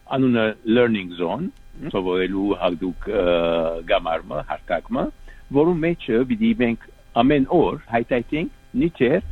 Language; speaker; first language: Armenian; early bilingual, heritage; Armenian